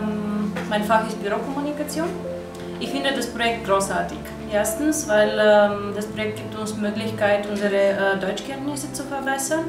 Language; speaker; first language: German; non-native, fluent; Bulgarian